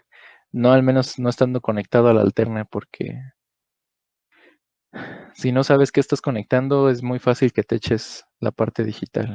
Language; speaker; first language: Spanish; native; Spanish